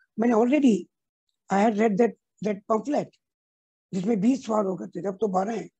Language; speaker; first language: Hindi; non-native, local second language; Punjabi